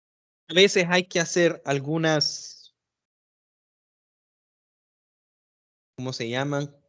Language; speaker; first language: Spanish; native; Spanish